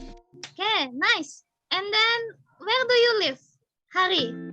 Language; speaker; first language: English; non-native, fluent; Indonesian